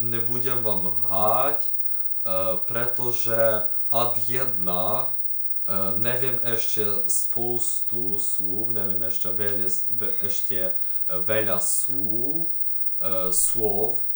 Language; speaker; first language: Slovak; non-native, learner; Ukrainian